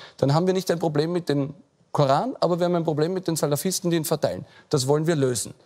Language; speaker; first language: German; native; German